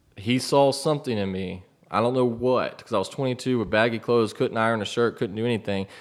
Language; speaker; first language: English; native; English